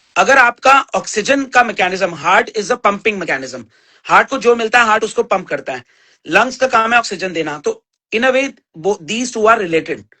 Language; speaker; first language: Hindi; native; Hindi